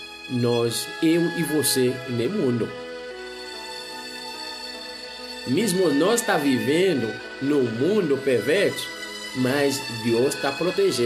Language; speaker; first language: Portuguese; non-native, learner; Haitian Creole